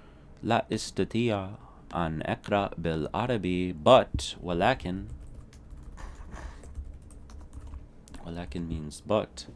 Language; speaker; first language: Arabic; non-native, fluent; English